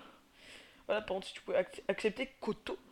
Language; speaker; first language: French; native; French